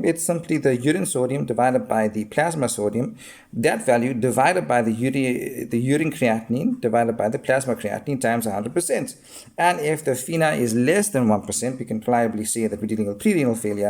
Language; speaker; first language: English; native; English